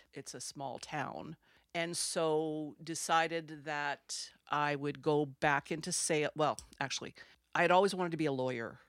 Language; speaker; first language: English; non-native, fluent; French